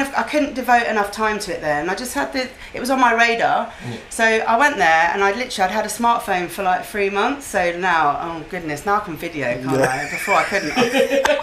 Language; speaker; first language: English; native; English